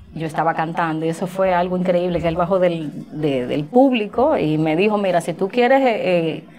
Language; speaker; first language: Spanish; native; Spanish